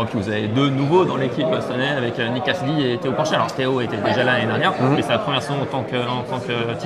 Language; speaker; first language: French; native; French